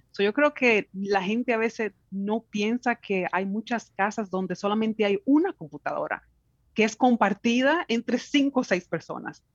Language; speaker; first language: Spanish; native; Spanish